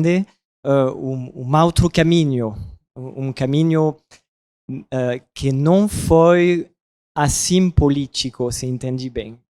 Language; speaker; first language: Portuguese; non-native, learner; French